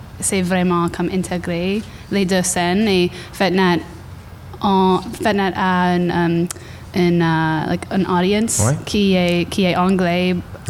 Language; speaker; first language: French; non-native, learner; English